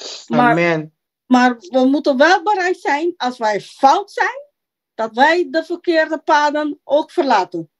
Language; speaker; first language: Dutch; non-native, local second language; Papiamento